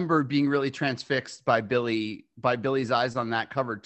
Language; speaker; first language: English; native; English